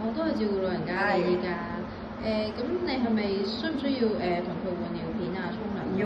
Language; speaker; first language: Cantonese; native; Cantonese